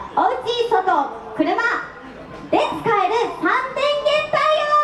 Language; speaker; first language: Japanese; native; Japanese